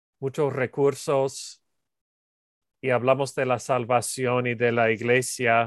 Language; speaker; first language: Spanish; non-native, learner; English